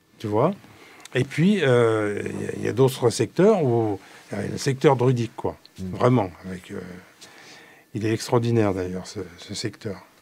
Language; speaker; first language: French; native; French